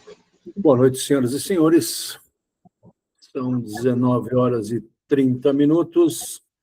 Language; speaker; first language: Portuguese; native; Portuguese